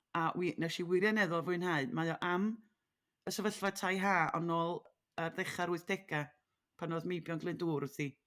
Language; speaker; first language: Welsh; native; Welsh